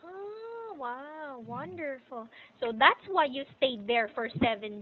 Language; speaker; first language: English; non-native, fluent; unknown